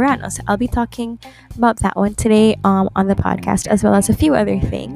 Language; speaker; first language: English; non-native, local second language; Filipino